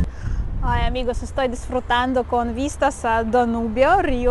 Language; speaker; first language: Spanish; non-native, learner; Russian